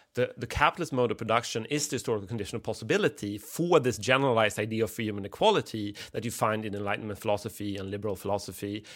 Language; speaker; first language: English; non-native, fluent; Swedish